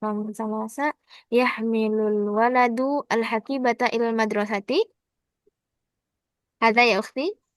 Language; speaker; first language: Arabic; non-native, fluent; Indonesian